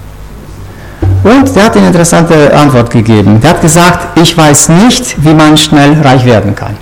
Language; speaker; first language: German; non-native, fluent; Romanian